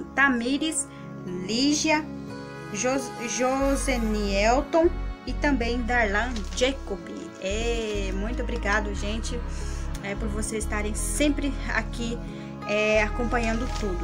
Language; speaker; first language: Portuguese; non-native, local second language; Guarani